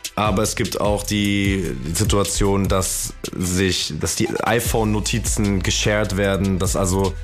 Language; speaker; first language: German; native; German